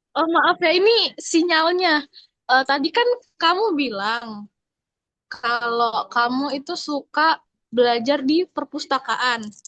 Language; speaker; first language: Indonesian; native; Indonesian